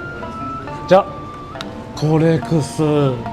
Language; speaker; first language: Japanese; non-native, fluent; Chinese